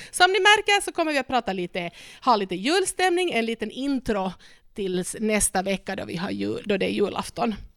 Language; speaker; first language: Swedish; non-native, local second language; Spanish